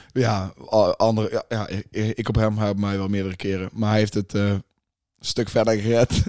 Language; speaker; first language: Dutch; native; Dutch